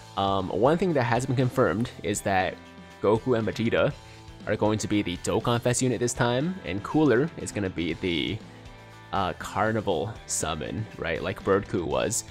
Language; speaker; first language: English; native; English